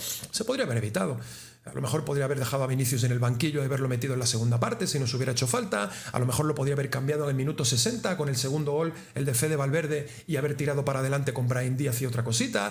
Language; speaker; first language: Spanish; native; Spanish